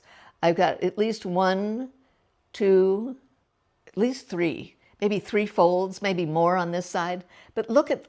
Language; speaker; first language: English; native; English